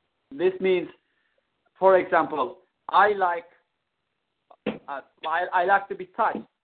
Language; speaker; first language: English; non-native, fluent; Turkish